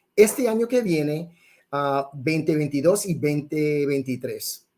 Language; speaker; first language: Spanish; early bilingual, heritage; Spanish